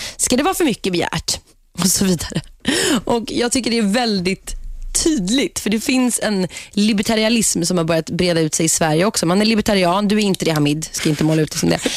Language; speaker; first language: Swedish; native; Swedish